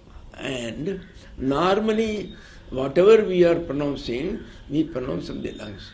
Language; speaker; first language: English; non-native, local second language; Tamil